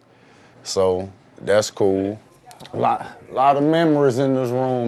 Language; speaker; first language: English; native; English